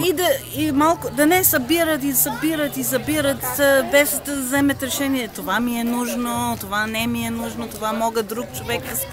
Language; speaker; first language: Bulgarian; non-native, learner; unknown